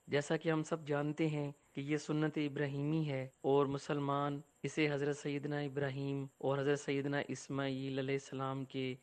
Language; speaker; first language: Urdu; non-native, local second language; Punjabi